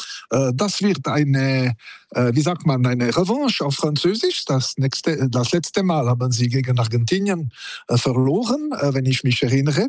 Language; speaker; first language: German; non-native, local second language; French